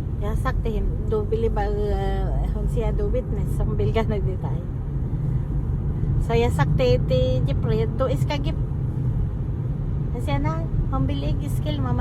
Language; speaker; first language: Danish; non-native, learner; Filipino